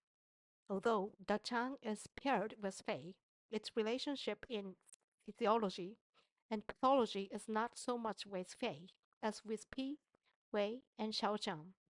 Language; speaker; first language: English; non-native, fluent; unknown